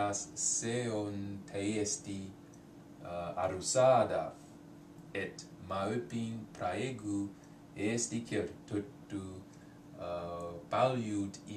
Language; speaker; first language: Estonian; non-native, learner; English